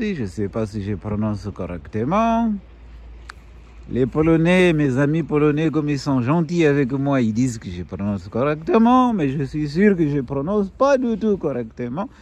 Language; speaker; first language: French; non-native, fluent; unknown